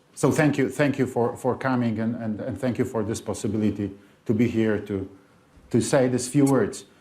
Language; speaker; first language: English; non-native, learner; Polish